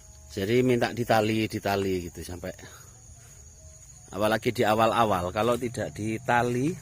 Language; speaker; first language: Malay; non-native, local second language; Javanese